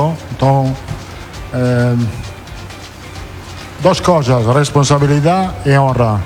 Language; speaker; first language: Portuguese; non-native, learner; Italian